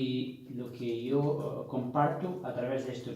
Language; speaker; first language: Spanish; non-native, fluent; Portuguese